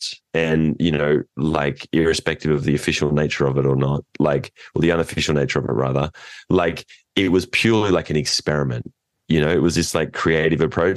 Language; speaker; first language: English; native; English